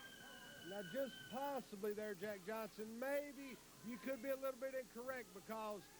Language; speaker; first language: English; native; English